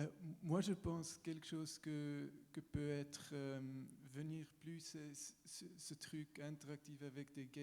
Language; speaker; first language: French; non-native, local second language; German